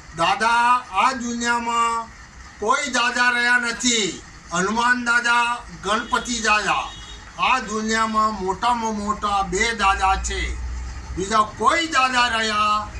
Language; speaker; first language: Gujarati; non-native, local second language; Bhili